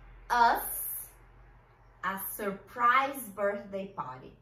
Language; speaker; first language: English; non-native, fluent; Portuguese